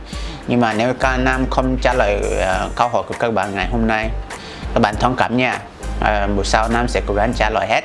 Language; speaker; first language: Vietnamese; non-native, fluent; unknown